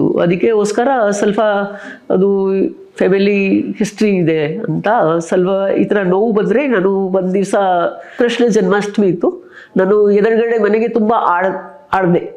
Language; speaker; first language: Kannada; non-native, local second language; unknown